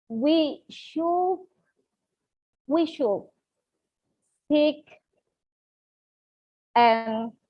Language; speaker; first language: English; non-native, learner; Indonesian